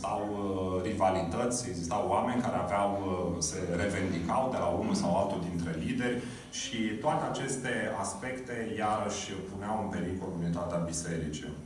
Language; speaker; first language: Romanian; native; Romanian